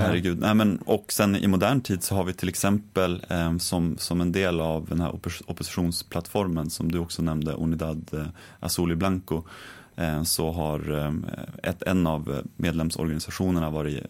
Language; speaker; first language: Swedish; native; Swedish